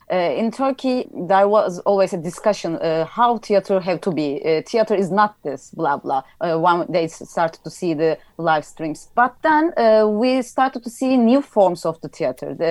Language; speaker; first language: English; non-native, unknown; Turkish